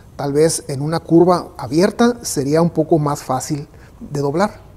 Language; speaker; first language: Spanish; native; Spanish